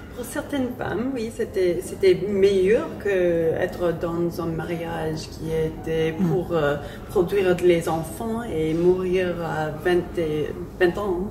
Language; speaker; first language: French; non-native, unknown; English